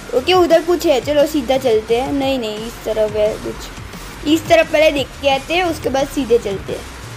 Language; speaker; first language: Hindi; non-native, local second language; Gujarati